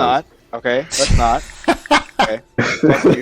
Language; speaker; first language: English; native; English